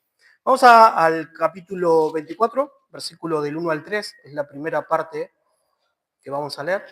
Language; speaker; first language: Spanish; native; Spanish